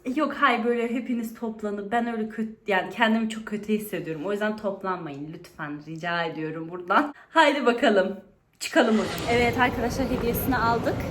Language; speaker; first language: Turkish; early bilingual, heritage; Turkish